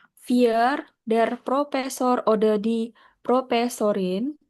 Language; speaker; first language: German; non-native, learner; Indonesian